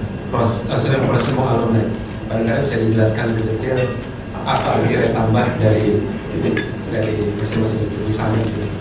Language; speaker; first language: Indonesian; native; Indonesian